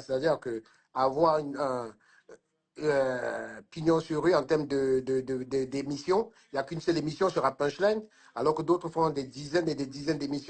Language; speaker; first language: French; native; French